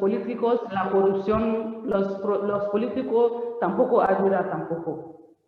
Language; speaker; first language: Spanish; non-native, learner; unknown